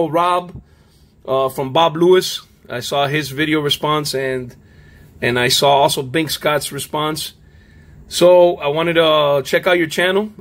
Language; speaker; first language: English; native; English